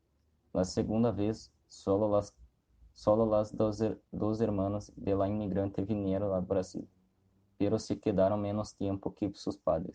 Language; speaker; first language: Spanish; non-native, learner; Portuguese